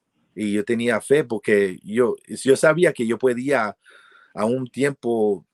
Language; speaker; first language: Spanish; early bilingual, heritage; English